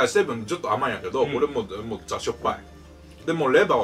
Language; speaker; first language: Japanese; native; Japanese